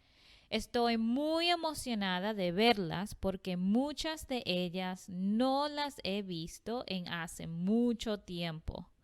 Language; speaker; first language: Spanish; non-native, fluent; English